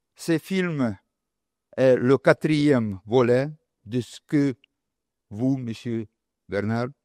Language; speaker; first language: French; non-native, local second language; Ukrainian